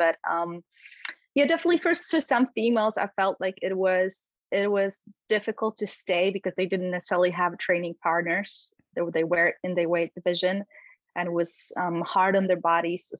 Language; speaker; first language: English; non-native, fluent; Polish